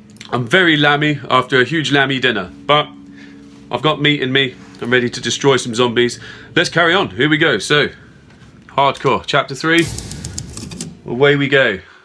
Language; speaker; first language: English; native; English